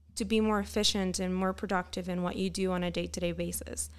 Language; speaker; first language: English; non-native, fluent; Spanish